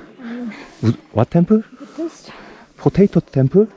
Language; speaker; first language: English; non-native, learner; Korean